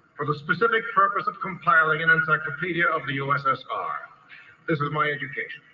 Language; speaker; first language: English; native; English